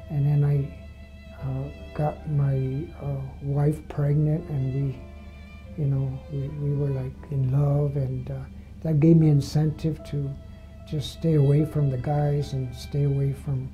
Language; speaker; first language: English; native; English